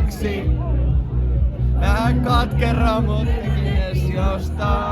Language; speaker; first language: Finnish; non-native, learner; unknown